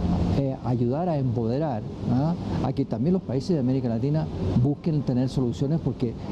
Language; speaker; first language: Spanish; native; Spanish